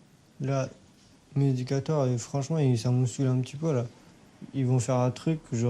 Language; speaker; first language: French; non-native, fluent; Persian